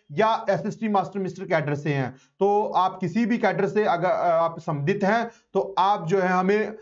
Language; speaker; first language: Hindi; non-native, local second language; Punjabi